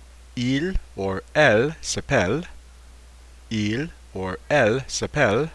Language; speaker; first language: French; non-native, fluent; English